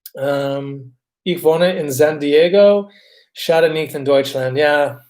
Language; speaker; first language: German; non-native, learner; English